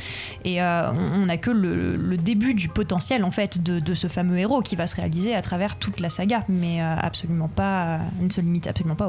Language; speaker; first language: French; native; French